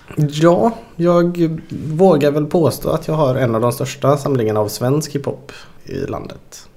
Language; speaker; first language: Swedish; native; Swedish